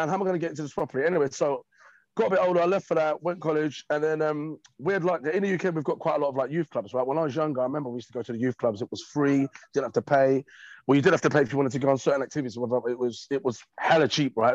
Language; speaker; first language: English; native; English